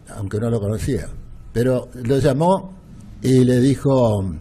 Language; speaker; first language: Spanish; native; Spanish